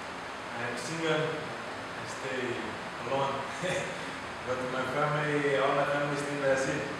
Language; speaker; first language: English; non-native, learner; Portuguese